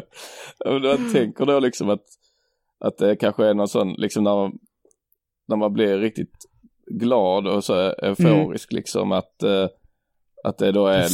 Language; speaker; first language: Swedish; native; Swedish